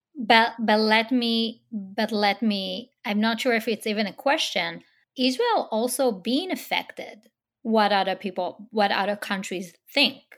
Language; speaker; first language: English; non-native, fluent; Hebrew